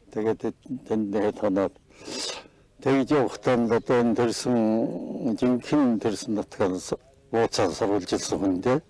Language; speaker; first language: Mongolian; native; Mongolian